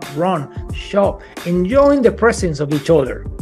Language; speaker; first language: English; non-native, fluent; Spanish